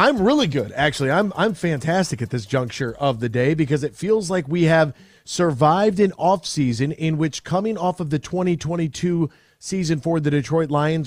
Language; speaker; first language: English; native; English